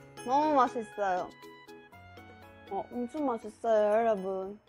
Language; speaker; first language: Korean; non-native, learner; Arabic